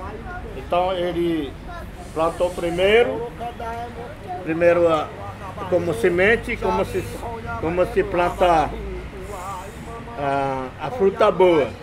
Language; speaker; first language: Portuguese; non-native, local second language; Yanomámi